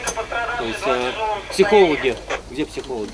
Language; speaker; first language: Russian; native; Russian